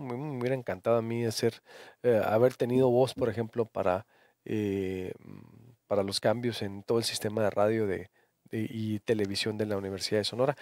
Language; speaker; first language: Spanish; native; Spanish